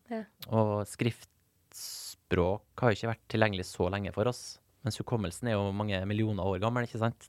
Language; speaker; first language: Norwegian; native; Norwegian